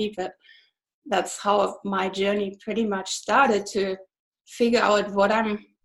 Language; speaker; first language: English; non-native, fluent; German